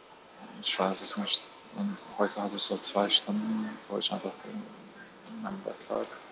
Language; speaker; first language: German; non-native, fluent; Arabic